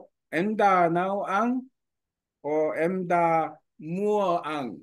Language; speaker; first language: Vietnamese; non-native, learner; Korean